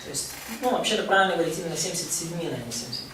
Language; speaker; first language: Russian; native; Russian